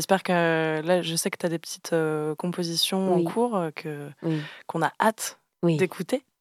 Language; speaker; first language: French; native; French